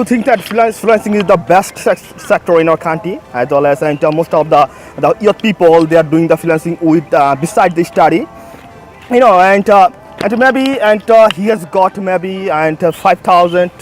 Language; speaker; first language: English; non-native, fluent; Bangla